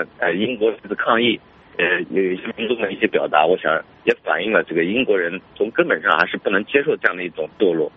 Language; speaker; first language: Chinese; native; Chinese